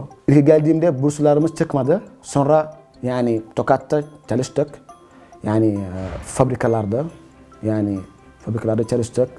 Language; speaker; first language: Turkish; non-native, fluent; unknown